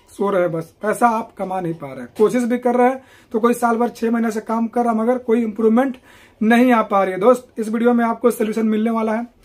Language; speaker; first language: Hindi; native; Hindi